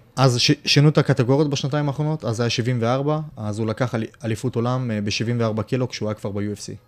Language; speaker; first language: Hebrew; early bilingual, other home language; Russian